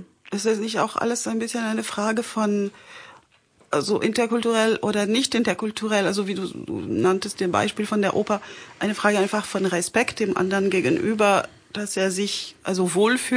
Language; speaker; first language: German; non-native, fluent; French